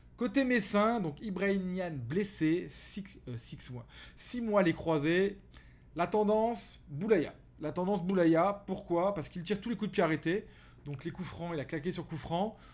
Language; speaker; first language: French; native; French